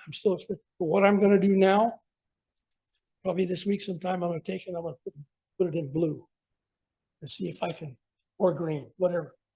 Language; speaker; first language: English; native; English